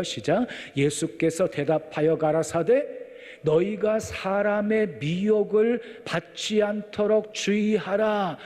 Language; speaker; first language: Korean; native; Korean